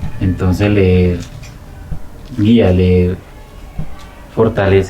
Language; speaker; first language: Spanish; native; Spanish